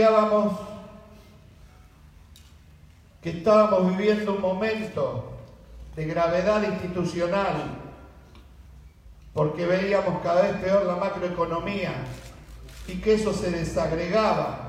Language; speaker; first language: Spanish; native; Spanish